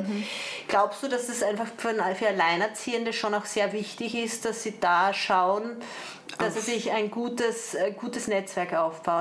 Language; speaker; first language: German; native; German